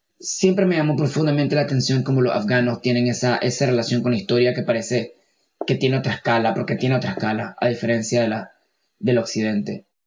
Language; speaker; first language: Spanish; native; Spanish